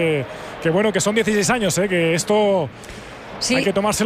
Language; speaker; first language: Spanish; native; Spanish